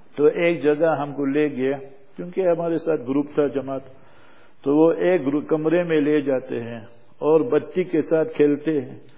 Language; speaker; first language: Urdu; non-native, fluent; English